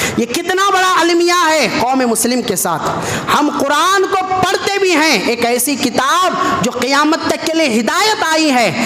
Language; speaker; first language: Urdu; native; Urdu